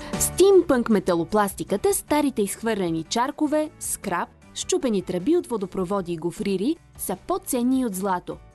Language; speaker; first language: Bulgarian; native; Bulgarian